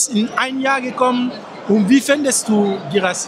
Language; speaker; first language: German; non-native, learner; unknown